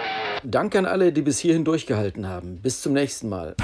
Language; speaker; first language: German; native; German